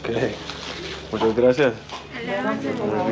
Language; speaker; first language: Spanish; non-native, learner; English